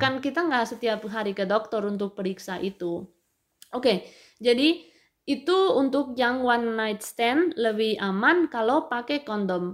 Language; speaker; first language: Indonesian; non-native, fluent; Spanish